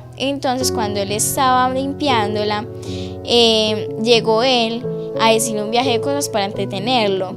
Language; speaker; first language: Spanish; native; Spanish